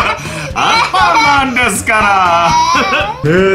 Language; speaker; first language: Japanese; non-native, learner; English